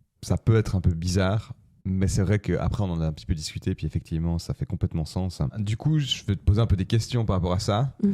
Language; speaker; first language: French; native; French